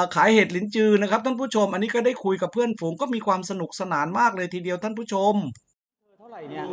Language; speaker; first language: Thai; native; Thai